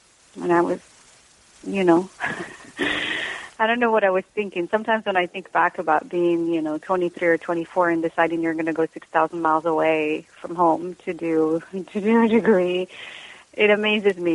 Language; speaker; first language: English; non-native, fluent; Arabic